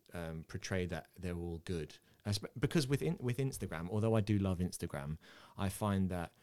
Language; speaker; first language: English; native; English